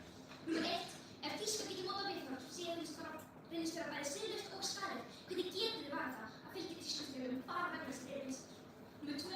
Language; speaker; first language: Icelandic; native; Icelandic